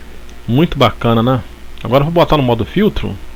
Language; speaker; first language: Portuguese; native; Portuguese